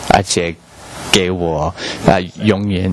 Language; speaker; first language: Chinese; non-native, learner; English